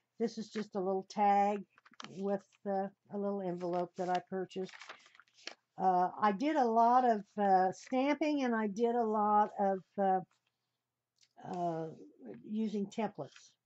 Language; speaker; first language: English; native; English